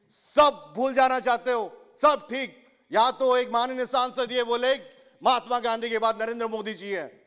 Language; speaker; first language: Hindi; non-native, local second language; Odia